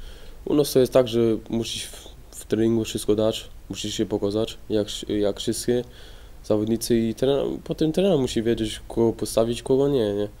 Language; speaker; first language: Polish; early bilingual, heritage; Polish